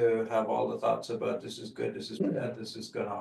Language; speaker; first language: English; native; English